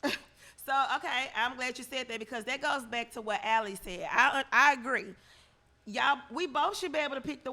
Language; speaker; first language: English; native; English